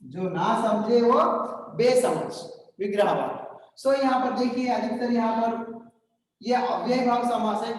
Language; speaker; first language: Hindi; non-native, local second language; Telugu